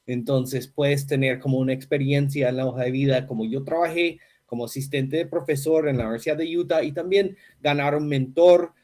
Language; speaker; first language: Spanish; non-native, fluent; English